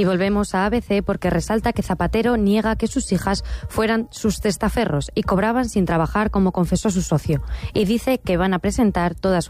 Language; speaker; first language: Spanish; native; Spanish